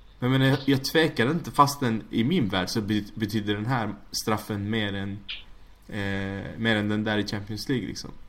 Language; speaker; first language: Swedish; early bilingual, other home language; Arabic